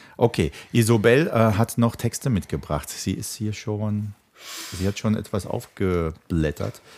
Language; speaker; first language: German; early bilingual, other home language; Czech